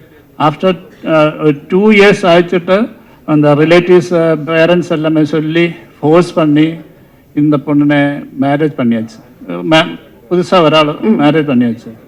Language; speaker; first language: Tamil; non-native, learner; Malayalam